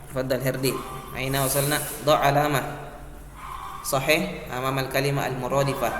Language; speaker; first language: Arabic; non-native, fluent; Indonesian